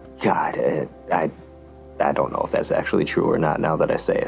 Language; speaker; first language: English; native; English